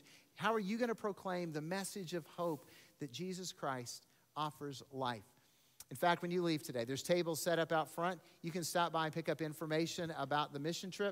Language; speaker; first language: English; native; English